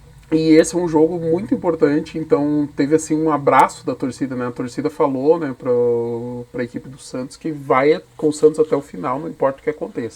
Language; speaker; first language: Portuguese; native; Portuguese